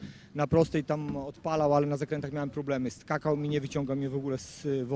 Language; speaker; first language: Polish; native; Polish